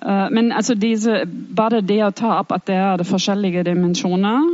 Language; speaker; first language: Norwegian; non-native, fluent; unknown